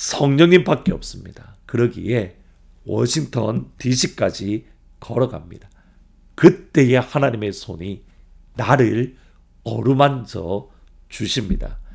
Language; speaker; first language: Korean; native; Korean